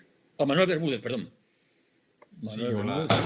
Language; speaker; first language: Spanish; native; Spanish